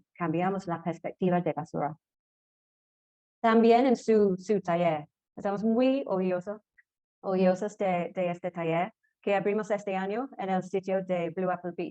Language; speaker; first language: Spanish; non-native, fluent; English